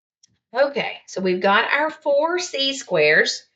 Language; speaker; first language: English; native; English